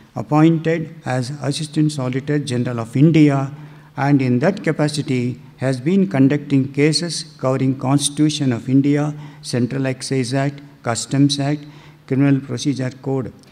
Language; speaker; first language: English; non-native, local second language; Kannada